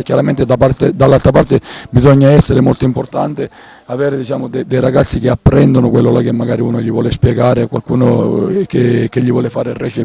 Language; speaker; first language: Italian; native; Italian